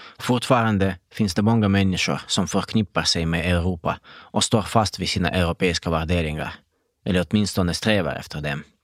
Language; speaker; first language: Swedish; non-native, fluent; Russian